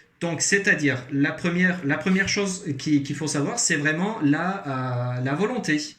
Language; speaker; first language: French; non-native, fluent; Azerbaijani